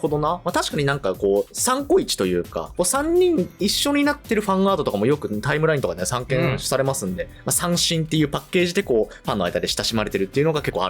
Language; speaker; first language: Japanese; native; Japanese